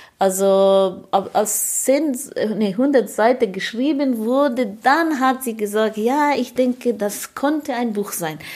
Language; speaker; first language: German; non-native, fluent; Persian